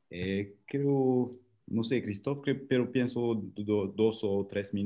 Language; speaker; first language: Spanish; non-native, learner; French